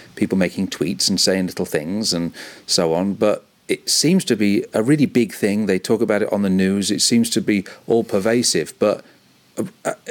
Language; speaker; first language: English; native; English